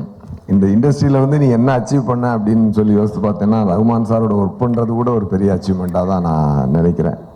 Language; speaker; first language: Tamil; native; Tamil